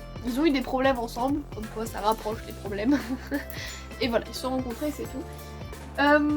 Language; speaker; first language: French; native; French